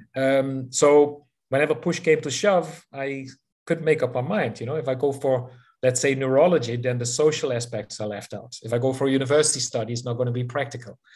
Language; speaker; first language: English; non-native, fluent; Dutch